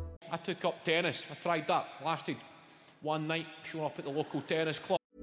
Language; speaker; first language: English; native; English